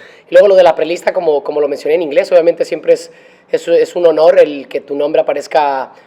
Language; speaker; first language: Spanish; native; Spanish